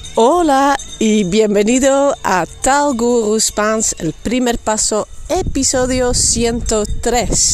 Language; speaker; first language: Spanish; non-native, fluent; Dutch